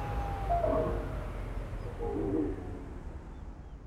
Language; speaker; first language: English; native; English